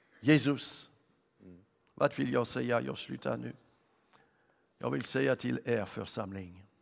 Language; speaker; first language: Swedish; non-native, learner; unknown